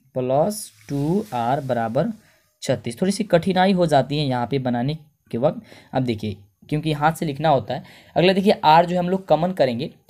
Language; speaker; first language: Hindi; native; Hindi